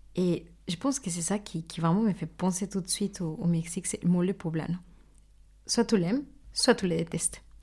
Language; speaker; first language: French; non-native, fluent; Spanish